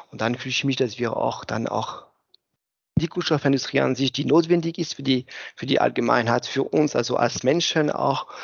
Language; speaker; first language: German; non-native, fluent; French